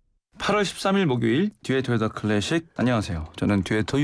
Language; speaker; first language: Korean; native; Korean